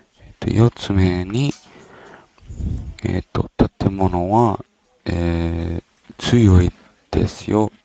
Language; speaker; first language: Japanese; non-native, learner; English